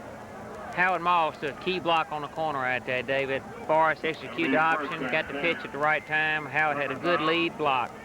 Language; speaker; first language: English; native; English